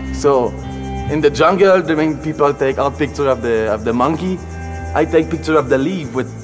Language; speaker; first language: English; non-native, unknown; French